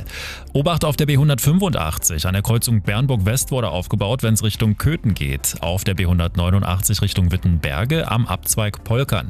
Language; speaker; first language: German; native; German